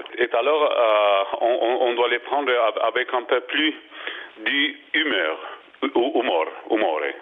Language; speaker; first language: French; non-native, learner; Spanish